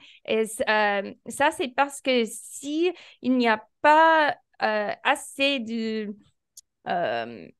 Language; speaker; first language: French; non-native, fluent; English